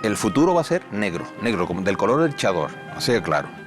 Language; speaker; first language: Spanish; native; Spanish